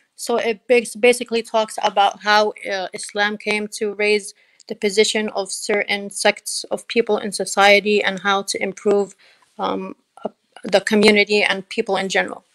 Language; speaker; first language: English; native; English